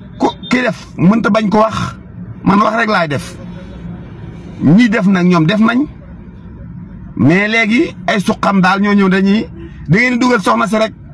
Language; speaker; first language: Wolof; native; Wolof